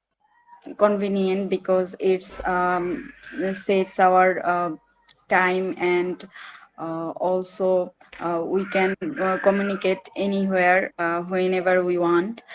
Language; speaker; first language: English; non-native, learner; Bangla